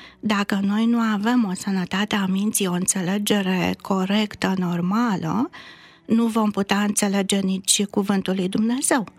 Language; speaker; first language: Romanian; native; Romanian